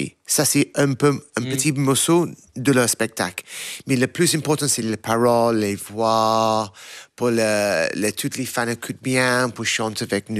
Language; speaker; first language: French; non-native, learner; English